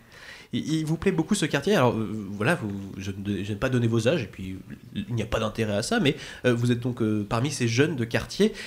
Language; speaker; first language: French; native; French